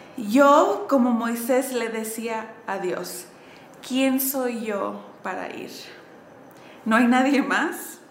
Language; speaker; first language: Spanish; early bilingual, heritage; Spanish